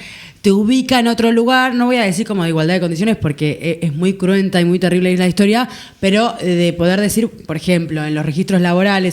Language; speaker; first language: Spanish; native; Spanish